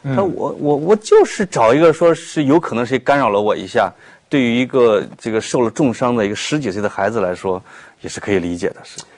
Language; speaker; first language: Chinese; native; Chinese